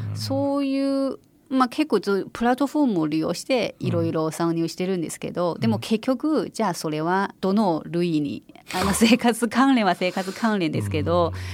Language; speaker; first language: Japanese; non-native, fluent; Chinese